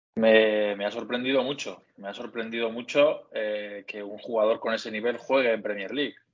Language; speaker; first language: Spanish; native; Spanish